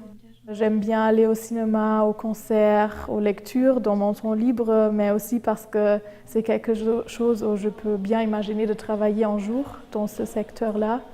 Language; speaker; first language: French; non-native, fluent; German